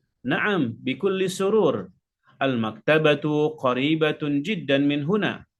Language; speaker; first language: Arabic; non-native, fluent; Indonesian